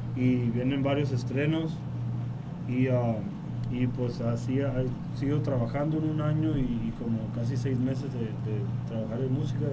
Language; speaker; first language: Spanish; early bilingual, heritage; Spanish